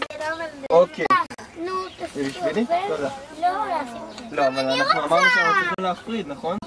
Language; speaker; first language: Hebrew; native; Hebrew